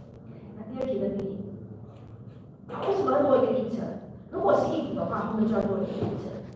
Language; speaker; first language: Chinese; native; Chinese